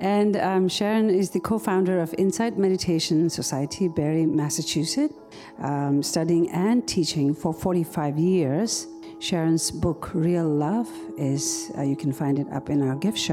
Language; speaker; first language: English; non-native, local second language; Tibetan